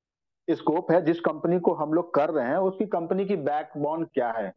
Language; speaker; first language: Hindi; native; Hindi